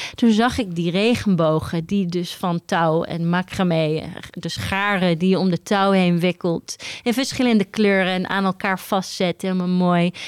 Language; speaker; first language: Dutch; early bilingual, heritage; Dutch